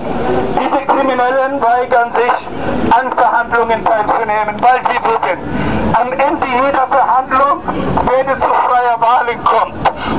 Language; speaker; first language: German; non-native, fluent; Arabic